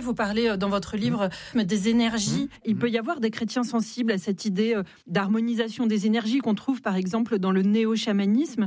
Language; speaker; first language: French; native; French